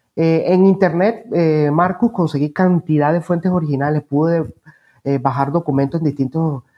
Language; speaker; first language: Spanish; native; Spanish